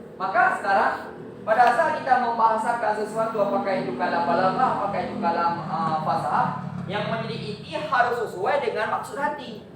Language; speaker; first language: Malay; non-native, local second language; Achinese